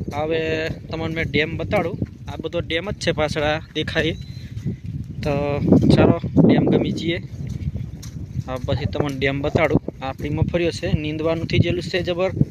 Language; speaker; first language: Gujarati; non-native, local second language; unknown